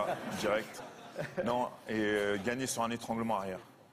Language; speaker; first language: French; native; French